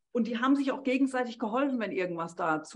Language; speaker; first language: German; native; German